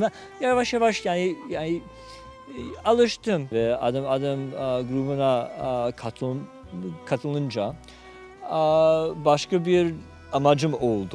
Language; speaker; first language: Turkish; non-native, fluent; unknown